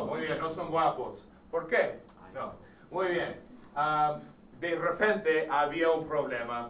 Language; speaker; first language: Spanish; non-native, fluent; English